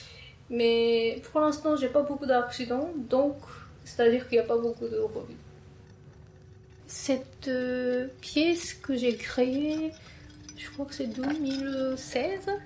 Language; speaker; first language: French; non-native, fluent; Japanese